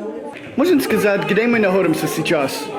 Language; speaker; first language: Russian; non-native, learner; English